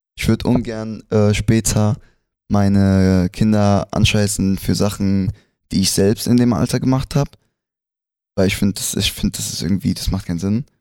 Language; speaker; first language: German; early bilingual, other home language; Spanish